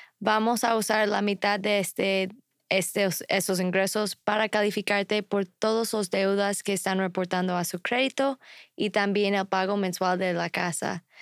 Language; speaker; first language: Spanish; non-native, fluent; English